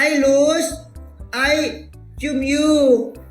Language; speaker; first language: English; non-native, learner; Indonesian